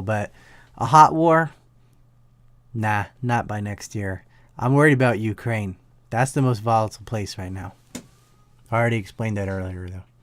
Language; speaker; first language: English; native; English